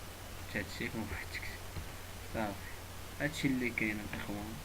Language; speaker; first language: Arabic; native; Arabic